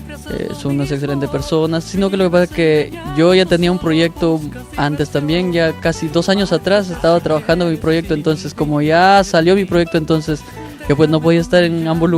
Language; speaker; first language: Spanish; native; Spanish